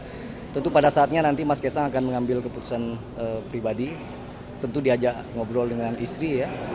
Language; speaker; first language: Indonesian; native; Indonesian